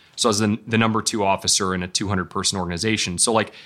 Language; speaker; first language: English; native; English